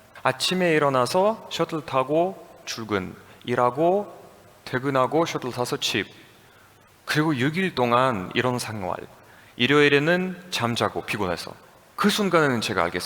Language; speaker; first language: Korean; non-native, fluent; Russian